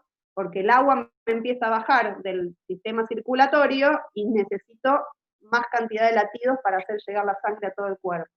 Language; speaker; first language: Spanish; native; Spanish